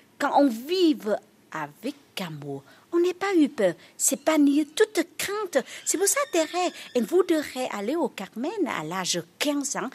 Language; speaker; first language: French; non-native, learner; Vietnamese